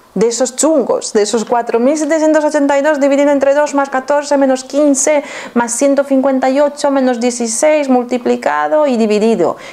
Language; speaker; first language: Spanish; non-native, fluent; Polish